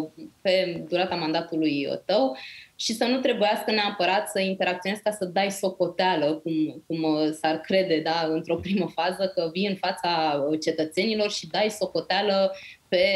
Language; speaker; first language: Romanian; native; Romanian